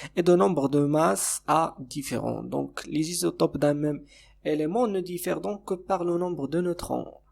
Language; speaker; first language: French; non-native, local second language; Arabic